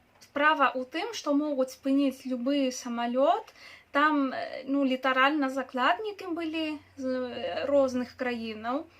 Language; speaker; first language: Belarusian; non-native, local second language; Russian